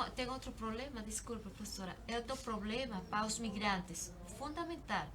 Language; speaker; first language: Portuguese; non-native, learner; Spanish